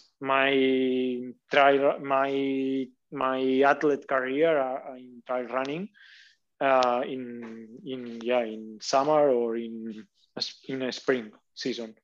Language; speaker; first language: English; non-native, learner; Catalan